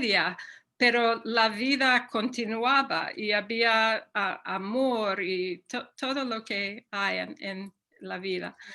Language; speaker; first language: Spanish; non-native, fluent; English